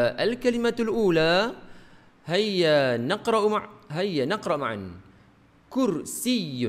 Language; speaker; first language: Arabic; non-native, fluent; Malay